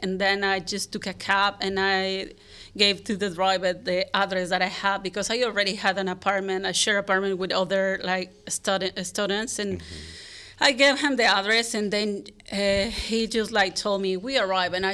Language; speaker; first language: English; non-native, fluent; Spanish